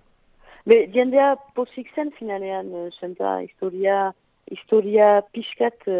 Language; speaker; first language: Basque; non-native, local second language; French